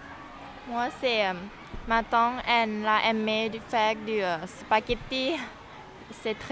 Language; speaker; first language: French; non-native, learner; Lao